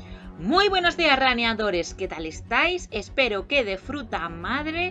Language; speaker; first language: Spanish; native; Spanish